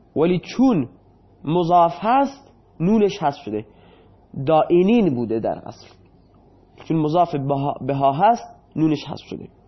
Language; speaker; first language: Persian; non-native, local second language; Baluchi